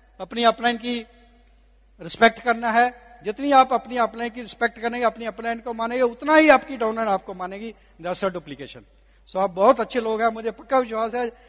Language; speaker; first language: Hindi; non-native, local second language; Punjabi